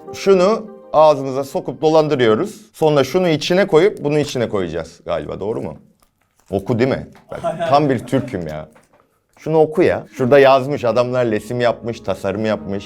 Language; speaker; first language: Turkish; non-native, fluent; Korean